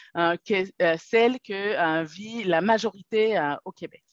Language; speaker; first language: French; non-native, fluent; Hebrew